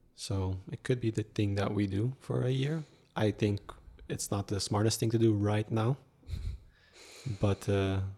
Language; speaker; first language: English; non-native, fluent; Papiamento